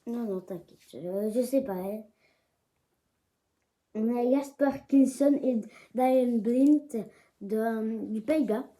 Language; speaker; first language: French; native; French